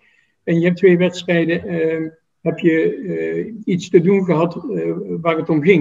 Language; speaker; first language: Dutch; native; Dutch